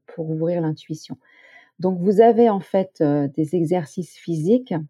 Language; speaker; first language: French; native; French